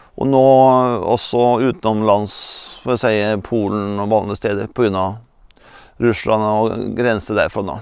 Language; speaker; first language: Swedish; non-native, fluent; Norwegian